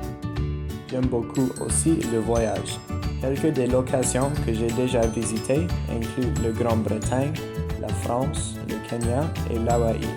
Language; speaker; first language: French; non-native, learner; English